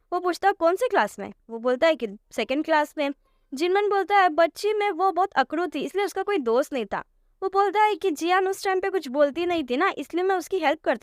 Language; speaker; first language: Hindi; native; Hindi